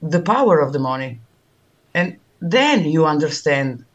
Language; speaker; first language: English; non-native, learner; Italian